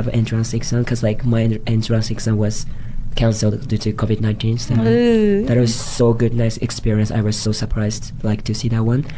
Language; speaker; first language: English; non-native, fluent; Japanese